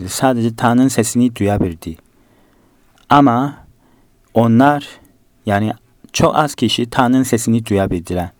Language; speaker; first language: Turkish; non-native, fluent; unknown